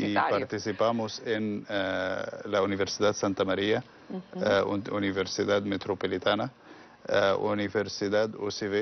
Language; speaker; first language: Spanish; non-native, learner; Arabic